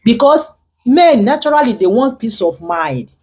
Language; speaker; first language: English; non-native, local second language; Yoruba